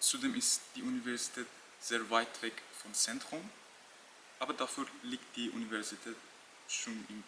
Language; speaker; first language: German; non-native, fluent; Persian